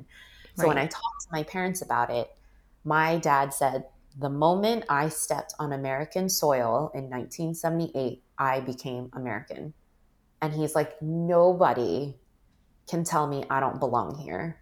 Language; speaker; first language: English; native; English